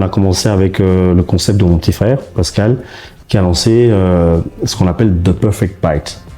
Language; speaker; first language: French; early bilingual, heritage; French